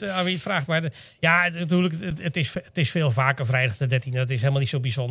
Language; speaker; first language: Dutch; native; Dutch